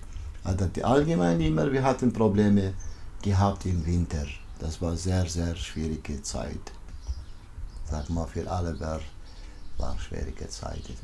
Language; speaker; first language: German; non-native, learner; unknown